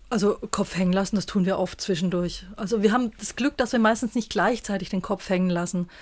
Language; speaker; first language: German; native; German